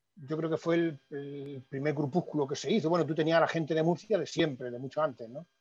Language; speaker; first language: Spanish; native; Spanish